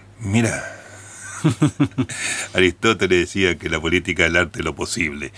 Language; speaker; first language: Spanish; native; Spanish